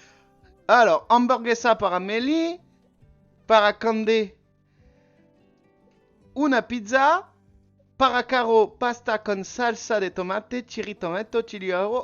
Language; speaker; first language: Spanish; non-native, learner; French